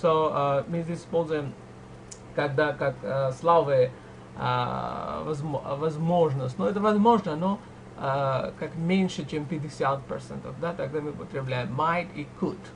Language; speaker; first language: Russian; non-native, fluent; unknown